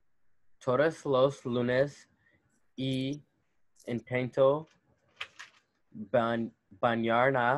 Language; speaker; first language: Spanish; non-native, learner; English